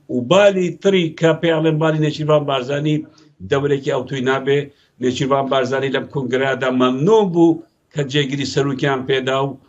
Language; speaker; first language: Central Kurdish; non-native, local second language; Kurdish